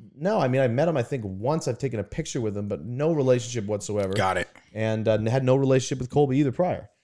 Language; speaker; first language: English; native; English